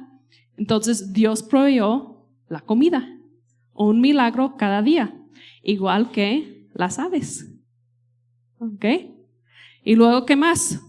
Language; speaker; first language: Spanish; non-native, fluent; English